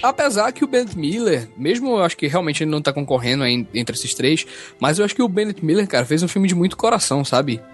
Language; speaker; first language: Portuguese; native; Portuguese